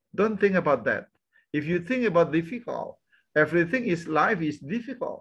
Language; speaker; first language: English; non-native, learner; Indonesian